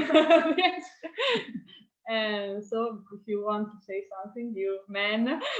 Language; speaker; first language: English; non-native, fluent; Italian